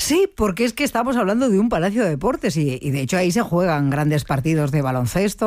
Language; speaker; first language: Spanish; native; Spanish